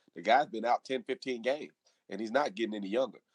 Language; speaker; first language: English; native; English